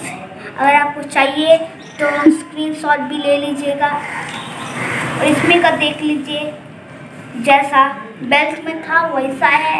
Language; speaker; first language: Hindi; native; Hindi